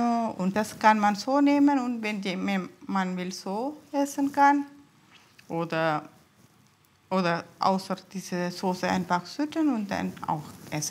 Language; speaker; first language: German; non-native, learner; Tamil